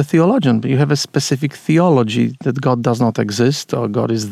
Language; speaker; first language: English; non-native, fluent; Polish